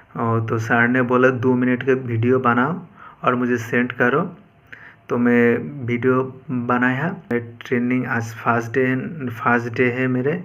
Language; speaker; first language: Hindi; non-native, local second language; Bangla